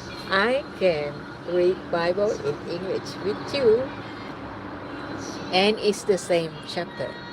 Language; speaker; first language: English; non-native, learner; Thai